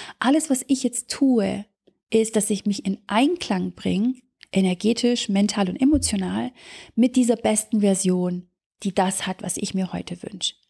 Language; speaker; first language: German; early bilingual, other home language; Serbian